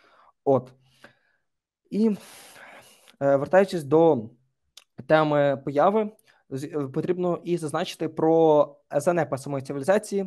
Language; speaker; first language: Ukrainian; native; Ukrainian